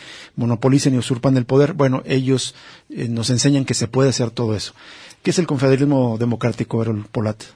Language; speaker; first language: Spanish; native; Spanish